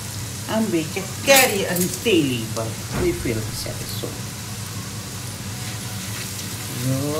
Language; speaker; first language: Dutch; non-native, local second language; Caribbean Hindustani